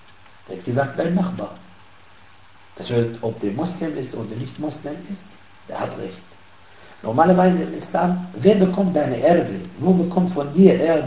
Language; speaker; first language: German; non-native, fluent; Arabic